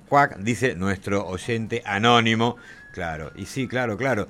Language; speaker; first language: Spanish; native; Spanish